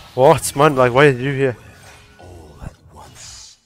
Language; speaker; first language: English; native; English